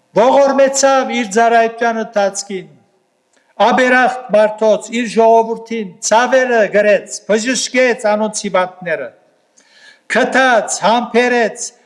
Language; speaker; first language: Armenian; native; Armenian